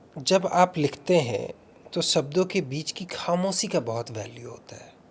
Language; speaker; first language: Hindi; native; Hindi